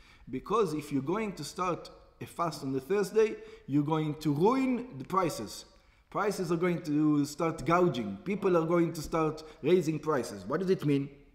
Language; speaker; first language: English; non-native, fluent; Hebrew